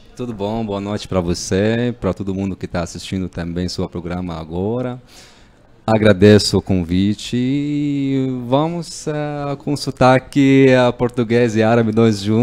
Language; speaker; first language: Portuguese; non-native, fluent; Arabic